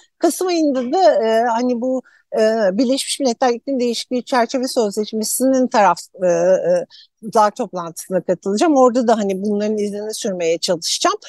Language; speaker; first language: Turkish; native; Turkish